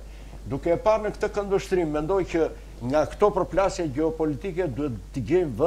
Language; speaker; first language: Albanian; native; Albanian